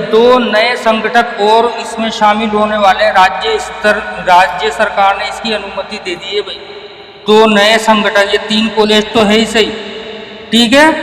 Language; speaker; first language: Hindi; native; Hindi